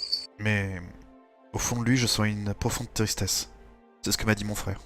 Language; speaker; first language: French; native; French